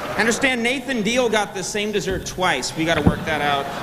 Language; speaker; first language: English; native; English